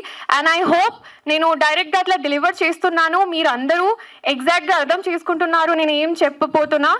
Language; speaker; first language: Telugu; non-native, learner; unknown